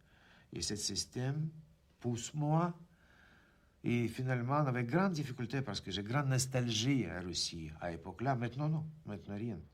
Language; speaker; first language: French; non-native, learner; Russian